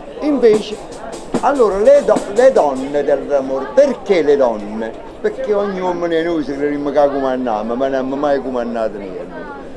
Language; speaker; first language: Italian; native; Italian